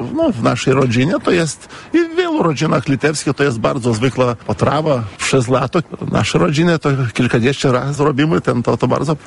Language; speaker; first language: Polish; non-native, fluent; Lithuanian